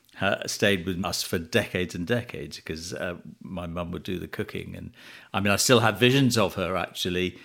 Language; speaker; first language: English; early bilingual, other home language; Tamil